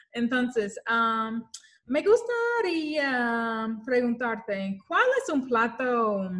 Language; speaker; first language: Spanish; non-native, learner; English